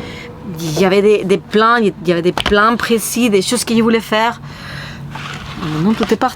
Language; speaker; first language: French; non-native, fluent; Spanish